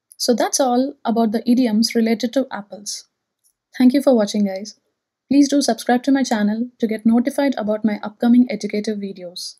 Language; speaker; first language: English; non-native, local second language; Telugu